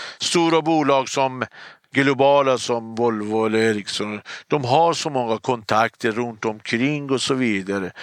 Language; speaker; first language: Swedish; non-native, fluent; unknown